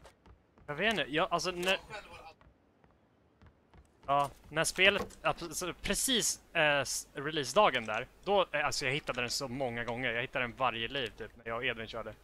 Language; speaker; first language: Swedish; native; Swedish